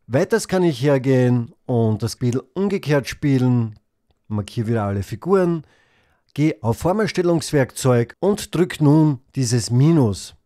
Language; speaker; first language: German; native; German